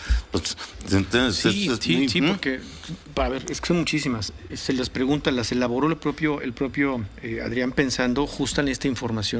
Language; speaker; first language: Spanish; native; Spanish